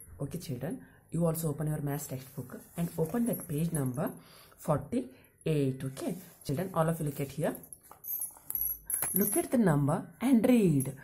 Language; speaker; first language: English; non-native, local second language; Kannada